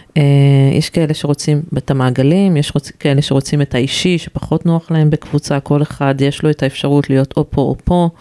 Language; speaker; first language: Hebrew; native; Hebrew